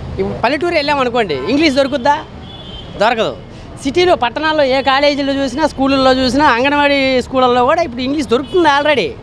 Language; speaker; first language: Telugu; native; Telugu